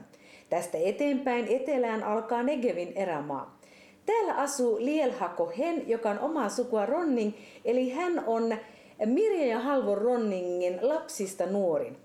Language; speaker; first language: Finnish; native; Finnish